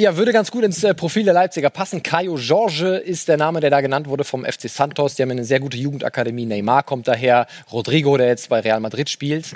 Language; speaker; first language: German; native; German